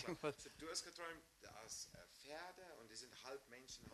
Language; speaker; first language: German; non-native, fluent; English